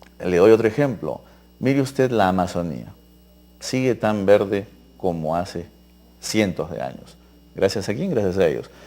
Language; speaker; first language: Spanish; native; Spanish